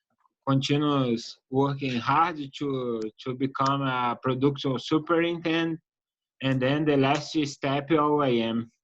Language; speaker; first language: English; non-native, learner; Portuguese